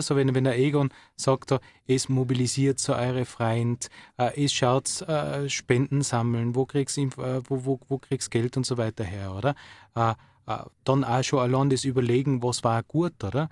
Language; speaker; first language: German; native; German